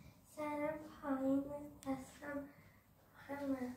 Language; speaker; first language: Persian; early bilingual, heritage; Persian